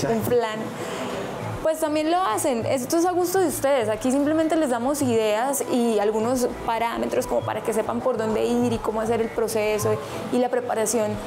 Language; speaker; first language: Spanish; native; Spanish